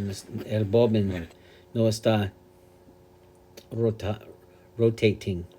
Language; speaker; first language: Spanish; non-native, learner; English